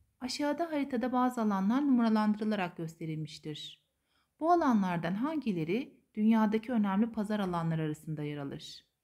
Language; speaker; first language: Turkish; native; Turkish